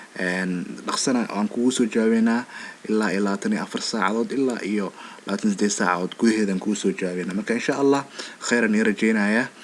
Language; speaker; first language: Somali; early bilingual, heritage; Somali